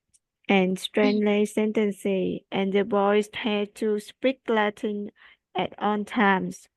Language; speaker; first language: English; non-native, learner; Vietnamese